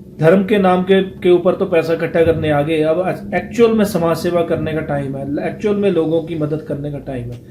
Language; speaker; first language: Hindi; non-native, local second language; Punjabi